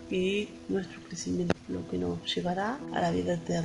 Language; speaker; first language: Spanish; native; Spanish